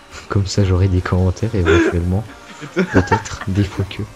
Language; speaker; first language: French; native; French